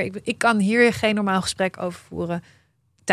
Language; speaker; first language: Dutch; native; Dutch